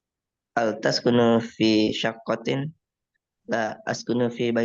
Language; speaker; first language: Arabic; non-native, learner; Indonesian